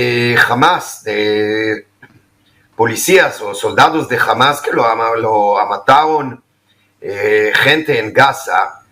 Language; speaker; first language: Spanish; non-native, fluent; Hebrew